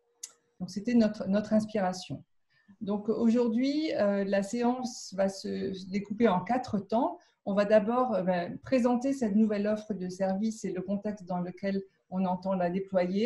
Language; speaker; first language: French; native; French